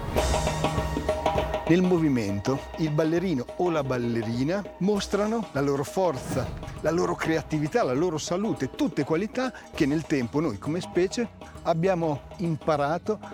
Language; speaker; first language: Italian; native; Italian